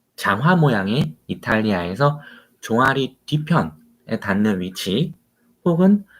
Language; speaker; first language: Korean; native; Korean